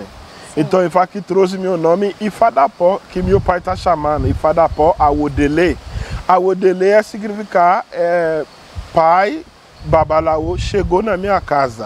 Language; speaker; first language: Portuguese; non-native, learner; Yoruba